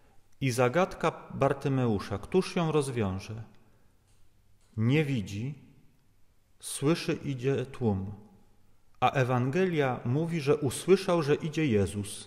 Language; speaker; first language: Polish; native; Polish